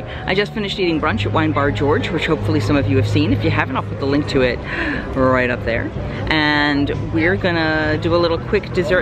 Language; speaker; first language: English; native; English